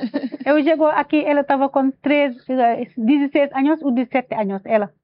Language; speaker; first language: Portuguese; non-native, learner; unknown